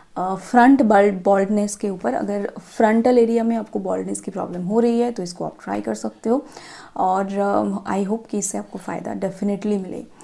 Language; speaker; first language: Hindi; non-native, local second language; Bangla